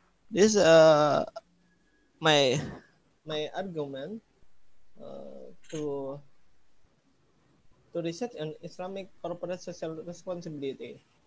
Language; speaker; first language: English; non-native, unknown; Indonesian